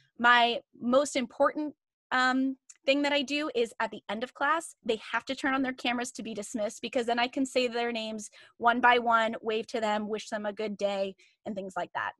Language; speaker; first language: English; native; English